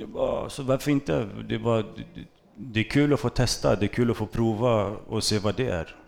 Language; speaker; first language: Swedish; early bilingual, other home language; Kurdish